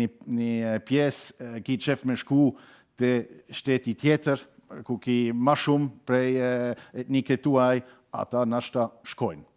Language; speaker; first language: Albanian; non-native, fluent; German